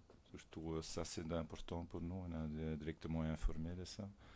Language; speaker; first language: French; non-native, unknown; Dutch